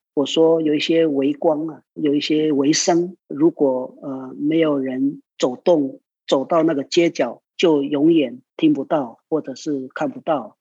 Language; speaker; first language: Chinese; non-native, local second language; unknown